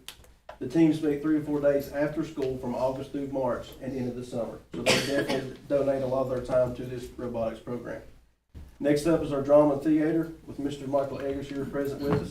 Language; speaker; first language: English; native; English